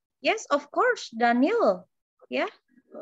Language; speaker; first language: English; non-native, fluent; Indonesian